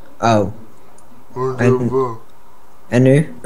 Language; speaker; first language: Dutch; native; Dutch